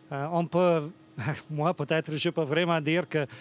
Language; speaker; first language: French; non-native, fluent; English